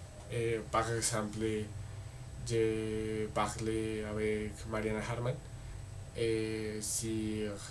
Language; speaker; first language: French; non-native, learner; Spanish